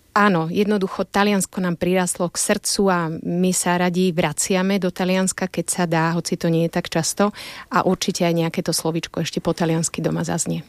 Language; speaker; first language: Slovak; native; Slovak